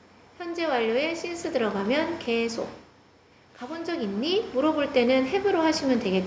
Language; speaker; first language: Korean; native; Korean